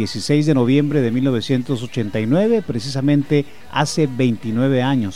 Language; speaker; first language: Spanish; native; Spanish